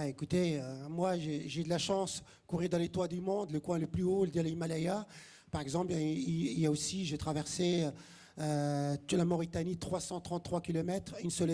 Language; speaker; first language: French; non-native, local second language; Arabic